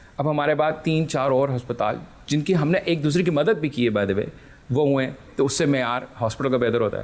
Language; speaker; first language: Urdu; early bilingual, heritage; Urdu